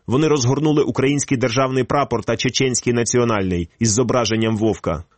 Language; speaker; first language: Ukrainian; native; Ukrainian